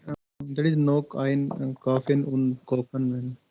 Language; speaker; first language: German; non-native, learner; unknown